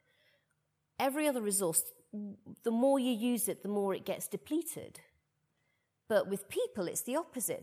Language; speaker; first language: English; native; English